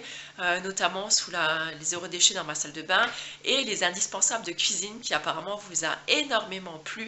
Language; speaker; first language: French; native; French